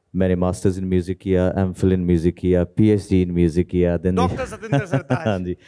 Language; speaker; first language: Hindi; native; Hindi